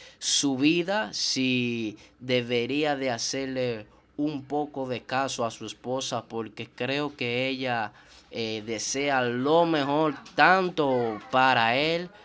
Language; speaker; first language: Spanish; native; Spanish